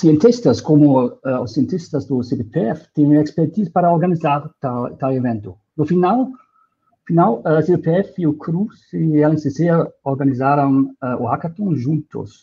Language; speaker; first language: Portuguese; non-native, fluent; German